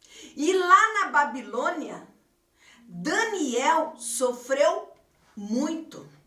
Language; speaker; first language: Portuguese; native; Portuguese